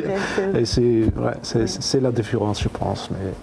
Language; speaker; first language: French; non-native, learner; Arabic